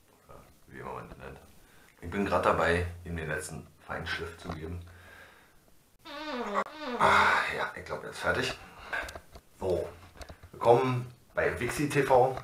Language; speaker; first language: German; native; German